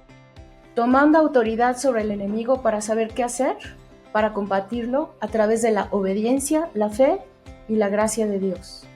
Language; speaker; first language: Spanish; native; Spanish